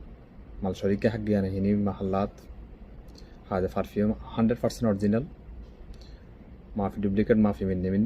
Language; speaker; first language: Arabic; non-native, learner; Bangla